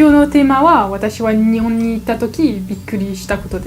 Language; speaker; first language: Japanese; non-native, learner; French